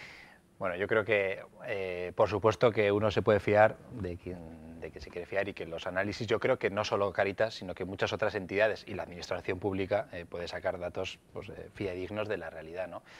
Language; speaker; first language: Spanish; native; Spanish